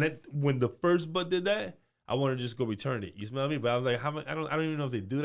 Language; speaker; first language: English; native; English